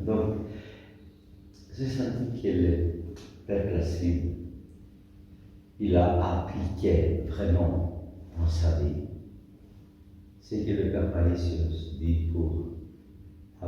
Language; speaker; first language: French; non-native, fluent; Greek